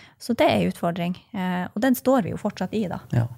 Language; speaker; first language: Norwegian; native; Norwegian